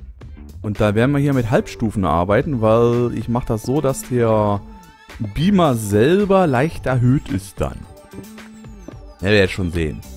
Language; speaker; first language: German; native; German